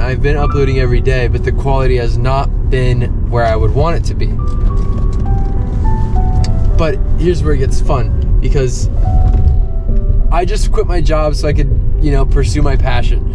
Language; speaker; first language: English; native; English